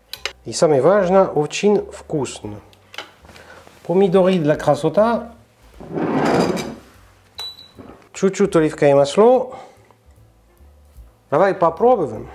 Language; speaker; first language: Russian; non-native, learner; French